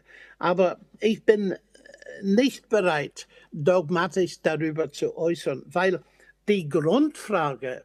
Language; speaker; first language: German; non-native, fluent; English